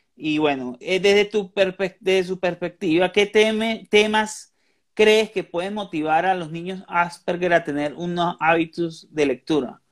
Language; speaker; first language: Spanish; native; Spanish